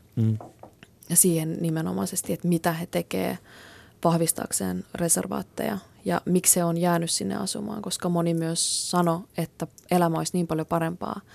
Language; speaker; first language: Finnish; native; Finnish